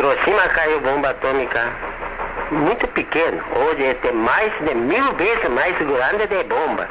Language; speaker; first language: Portuguese; non-native, learner; Japanese